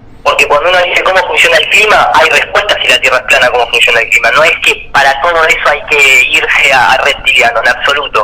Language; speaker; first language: Spanish; native; Spanish